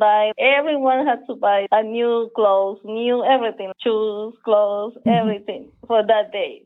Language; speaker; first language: English; non-native, learner; Spanish